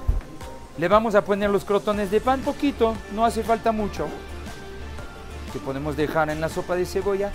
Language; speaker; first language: Spanish; non-native, fluent; French